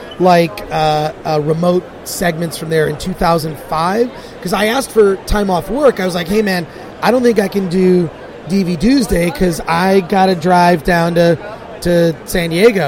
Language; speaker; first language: English; native; English